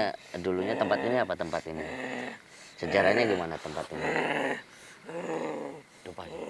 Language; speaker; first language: Indonesian; native; Indonesian